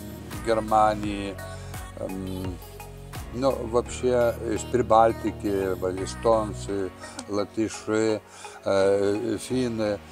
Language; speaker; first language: Russian; non-native, fluent; Lithuanian